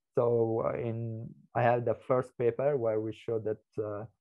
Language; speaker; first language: English; non-native, fluent; Italian